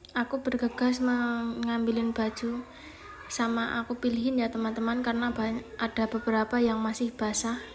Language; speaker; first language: Indonesian; non-native, local second language; Javanese